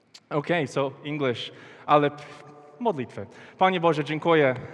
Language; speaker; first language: Polish; non-native, learner; English